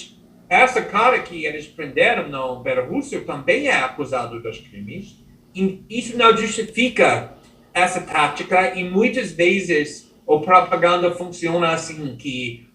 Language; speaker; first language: Portuguese; non-native, fluent; English